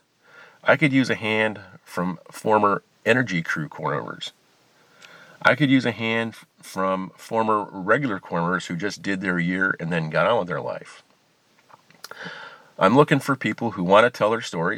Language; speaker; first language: English; native; English